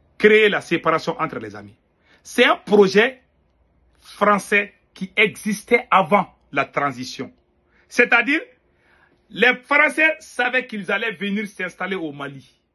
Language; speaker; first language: French; non-native, local second language; Bambara